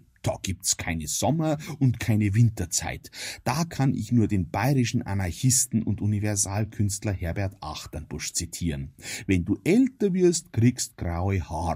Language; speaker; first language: German; native; German